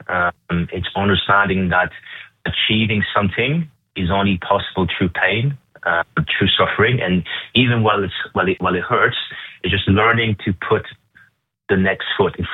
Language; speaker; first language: English; native; English